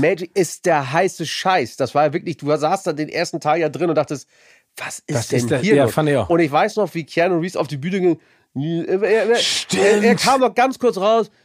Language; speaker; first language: German; native; German